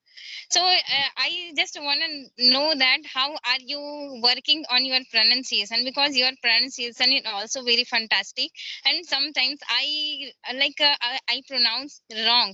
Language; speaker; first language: English; non-native, learner; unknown